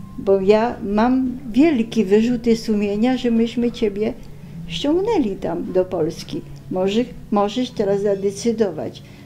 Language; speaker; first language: Polish; early bilingual, heritage; Polish